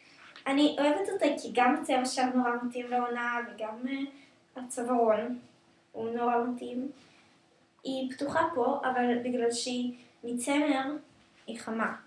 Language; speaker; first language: Hebrew; native; Hebrew